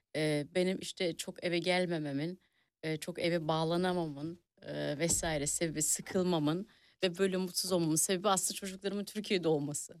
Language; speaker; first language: Turkish; early bilingual, heritage; Turkish